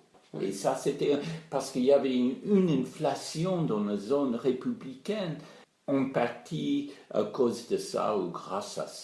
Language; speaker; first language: French; non-native, fluent; English